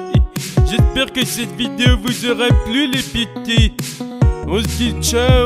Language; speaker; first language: French; native; French